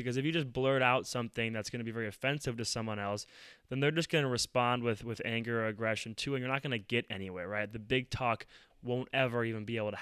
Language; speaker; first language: English; native; English